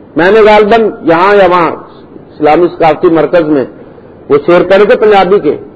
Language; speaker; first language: Urdu; native; Urdu